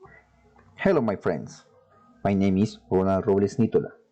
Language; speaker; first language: English; non-native, learner; Spanish